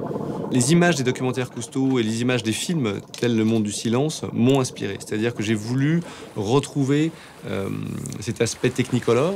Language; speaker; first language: French; native; French